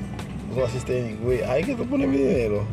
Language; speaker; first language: Spanish; non-native, fluent; Haitian Creole